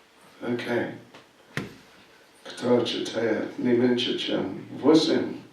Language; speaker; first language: Russian; non-native, learner; English